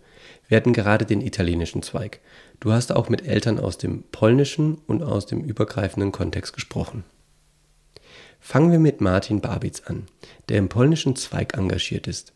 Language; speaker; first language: German; native; German